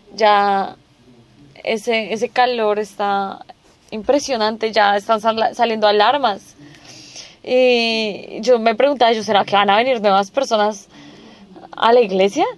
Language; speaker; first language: Spanish; non-native, fluent; Korean